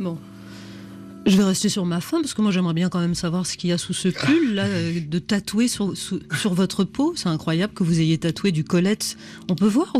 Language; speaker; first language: French; native; French